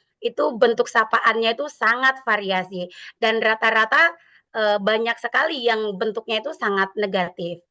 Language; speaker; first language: Indonesian; native; Indonesian